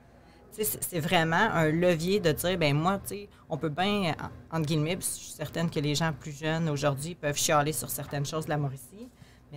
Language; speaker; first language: French; native; French